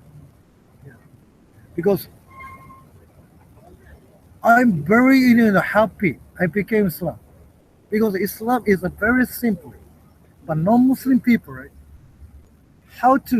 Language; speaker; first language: English; non-native, learner; Japanese